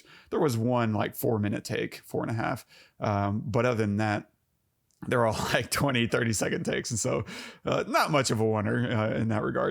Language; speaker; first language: English; native; English